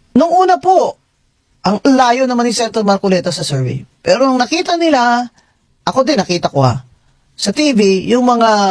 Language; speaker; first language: Filipino; non-native, local second language; Hiligaynon